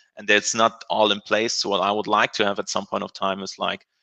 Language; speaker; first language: English; non-native, fluent; German